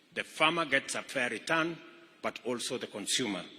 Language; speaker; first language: English; non-native, local second language; Kalenjin